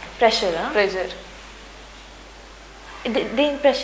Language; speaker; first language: Telugu; non-native, learner; Hindi